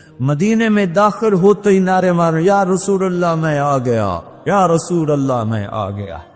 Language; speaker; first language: Urdu; non-native, local second language; Punjabi